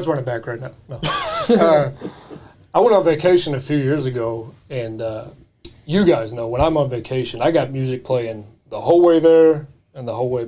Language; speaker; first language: English; native; English